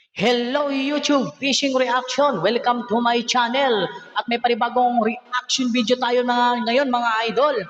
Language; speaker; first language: Filipino; non-native, local second language; Cebuano